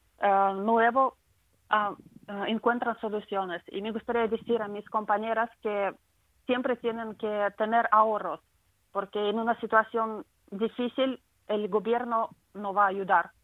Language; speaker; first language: Spanish; non-native, fluent; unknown